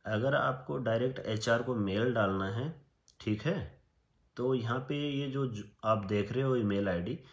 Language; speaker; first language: Hindi; native; Hindi